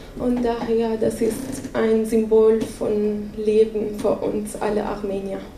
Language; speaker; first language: German; non-native, fluent; Armenian